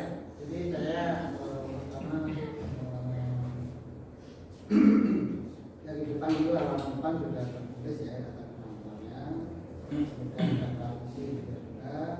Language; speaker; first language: Indonesian; native; Indonesian